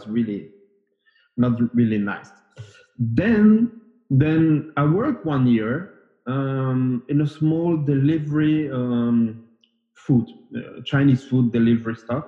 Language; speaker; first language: English; non-native, fluent; French